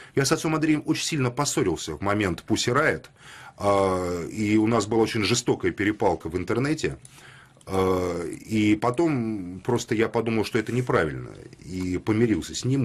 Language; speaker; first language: Russian; native; Russian